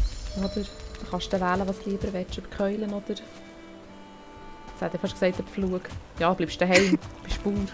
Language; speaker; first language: German; native; German